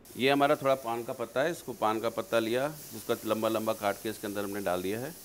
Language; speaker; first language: Hindi; native; Hindi